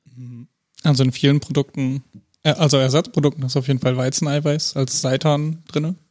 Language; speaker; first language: German; native; German